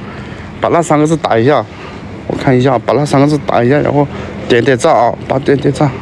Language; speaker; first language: Chinese; native; Chinese